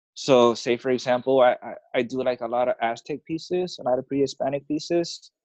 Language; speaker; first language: English; early bilingual, other home language; Spanish